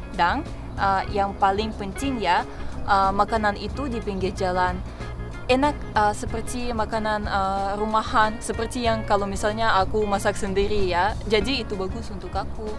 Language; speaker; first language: Indonesian; non-native, fluent; Russian